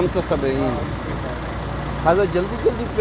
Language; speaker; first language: Arabic; non-native, learner; Urdu